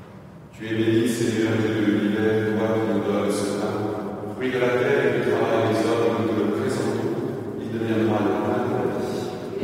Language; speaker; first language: French; native; French